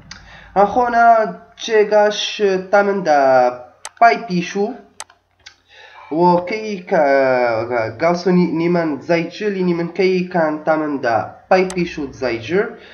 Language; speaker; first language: Chinese; non-native, learner; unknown